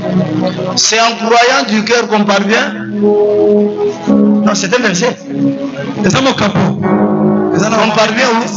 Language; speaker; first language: French; non-native, local second language; Lingala